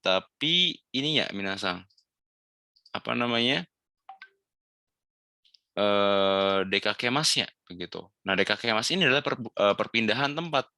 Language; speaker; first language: Indonesian; native; Indonesian